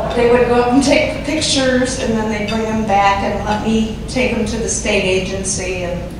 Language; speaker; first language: English; native; English